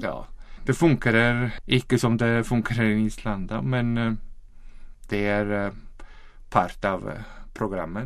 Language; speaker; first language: Swedish; non-native, learner; Icelandic